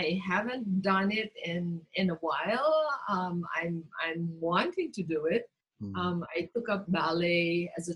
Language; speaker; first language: English; non-native, local second language; Cebuano